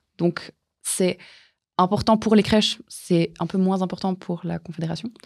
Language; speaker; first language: French; native; French